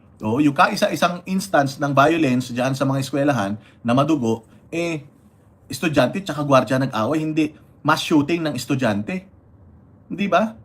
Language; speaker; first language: Filipino; non-native, local second language; Iloko